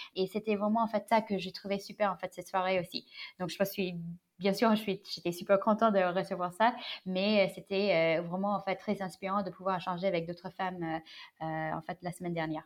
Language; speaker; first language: French; non-native, fluent; Chinese